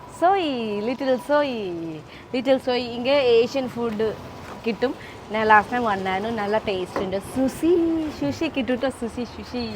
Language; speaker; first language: Malayalam; non-native, learner; Nepali